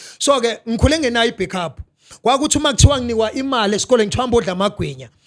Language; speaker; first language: Zulu; native; Zulu